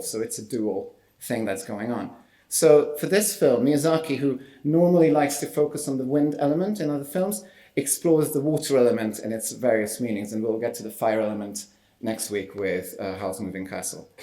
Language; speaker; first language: English; non-native, fluent; Hungarian